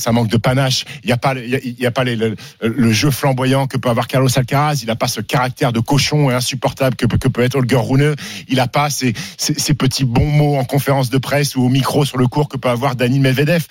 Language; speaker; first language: French; native; French